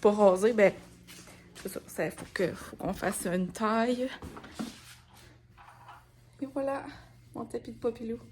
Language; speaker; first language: French; native; French